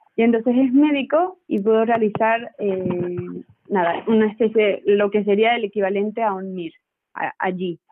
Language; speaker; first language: Spanish; native; Spanish